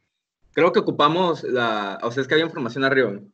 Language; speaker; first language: Spanish; native; Spanish